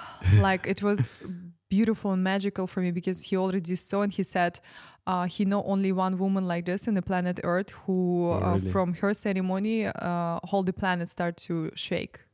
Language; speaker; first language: English; non-native, fluent; Ukrainian